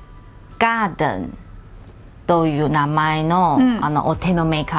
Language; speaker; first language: Japanese; non-native, fluent; Chinese